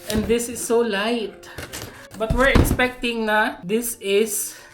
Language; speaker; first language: English; non-native, local second language; Filipino